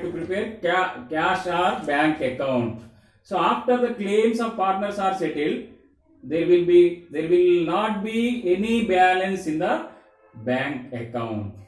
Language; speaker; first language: English; non-native, local second language; Telugu